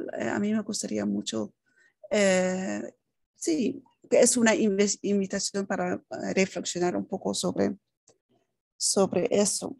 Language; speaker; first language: Spanish; non-native, fluent; Dutch